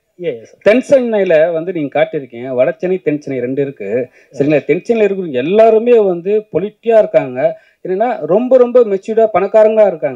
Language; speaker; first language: Tamil; native; Tamil